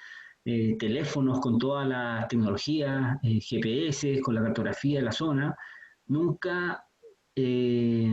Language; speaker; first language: Spanish; native; Spanish